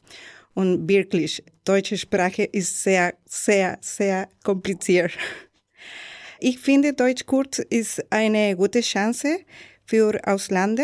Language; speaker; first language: German; non-native, learner; Spanish